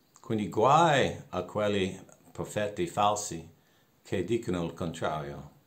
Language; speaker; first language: Italian; non-native, fluent; English